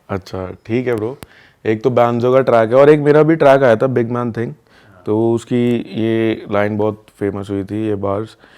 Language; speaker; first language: Hindi; non-native, fluent; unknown